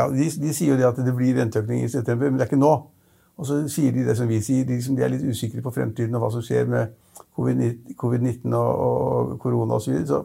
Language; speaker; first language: Norwegian; native; Norwegian